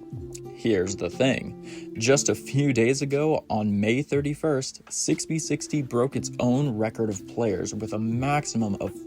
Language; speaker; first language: English; native; English